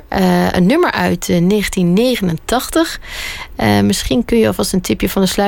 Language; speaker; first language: Dutch; native; Dutch